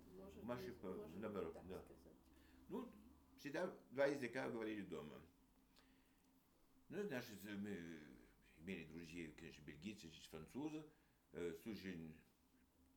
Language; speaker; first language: Russian; early bilingual, heritage; Russian